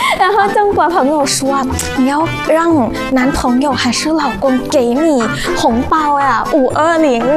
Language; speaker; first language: Chinese; non-native, fluent; Thai